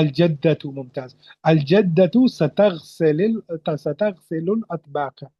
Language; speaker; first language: Arabic; non-native, fluent; English